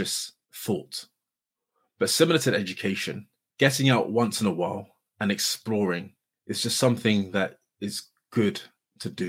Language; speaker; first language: English; native; English